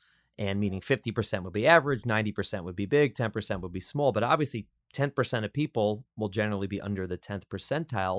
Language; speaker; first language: English; native; English